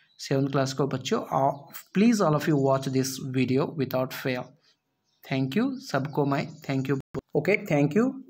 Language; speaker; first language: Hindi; non-native, local second language; Kannada